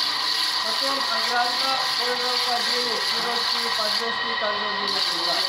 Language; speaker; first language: Russian; non-native, learner; Sinhala